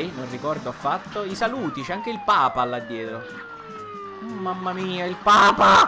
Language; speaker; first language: Italian; native; Italian